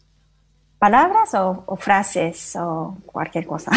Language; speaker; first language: Spanish; non-native, fluent; Japanese